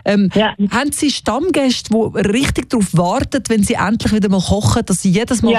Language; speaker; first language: German; native; German